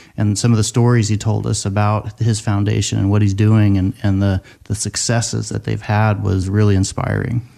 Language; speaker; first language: English; native; English